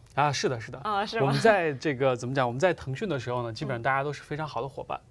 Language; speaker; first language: Chinese; native; Chinese